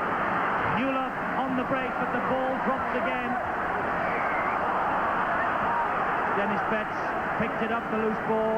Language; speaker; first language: English; native; English